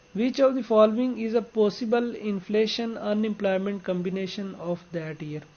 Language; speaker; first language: English; non-native, local second language; Urdu